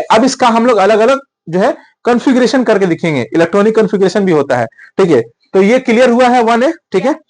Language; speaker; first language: Hindi; native; Hindi